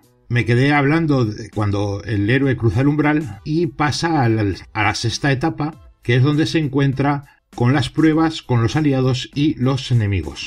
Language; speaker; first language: Spanish; native; Spanish